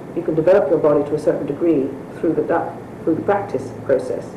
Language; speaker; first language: English; native; English